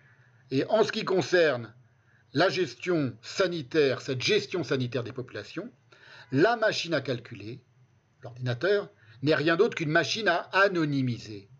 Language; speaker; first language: French; native; French